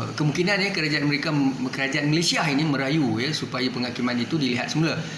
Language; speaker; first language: Malay; non-native, local second language; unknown